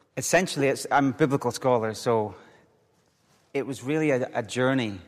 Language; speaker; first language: English; native; English